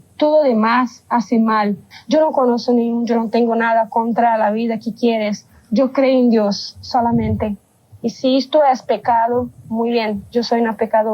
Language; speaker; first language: Spanish; non-native, learner; Portuguese